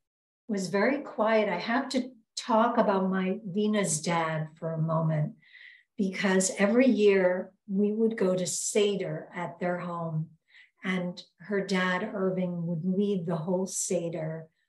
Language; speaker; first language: English; native; English